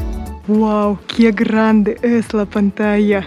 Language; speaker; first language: Spanish; non-native, learner; Russian